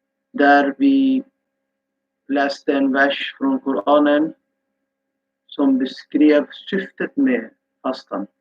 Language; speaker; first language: Swedish; non-native, fluent; Urdu